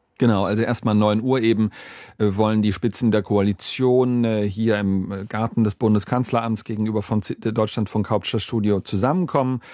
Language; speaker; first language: German; native; German